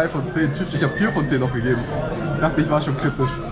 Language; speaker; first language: German; native; German